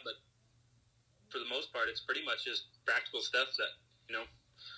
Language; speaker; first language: English; native; English